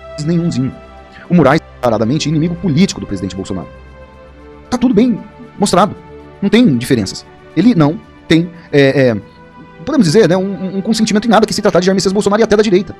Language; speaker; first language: Portuguese; native; Portuguese